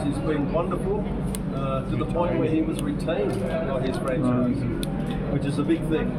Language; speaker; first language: English; native; English